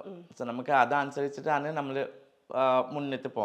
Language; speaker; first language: Malayalam; non-native, fluent; Assamese